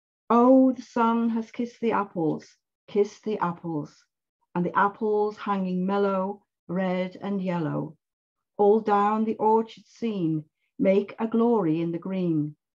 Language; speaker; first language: English; native; English